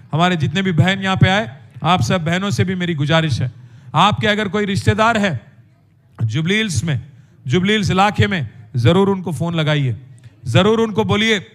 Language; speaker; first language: Hindi; non-native, local second language; Telugu